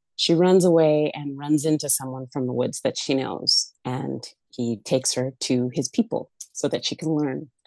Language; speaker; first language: English; native; English